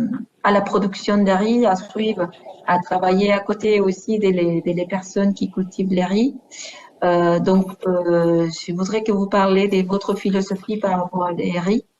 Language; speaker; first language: French; non-native, fluent; Spanish